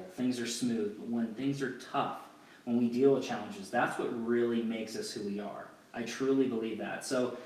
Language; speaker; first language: English; native; English